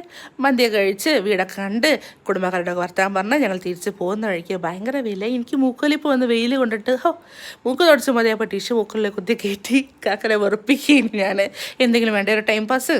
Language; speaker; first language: Malayalam; native; Malayalam